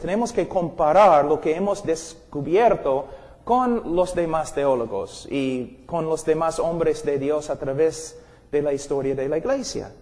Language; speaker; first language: Spanish; non-native, fluent; English